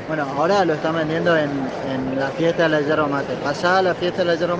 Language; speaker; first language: Spanish; native; Spanish